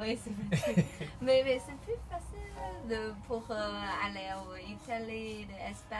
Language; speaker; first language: French; non-native, learner; Chinese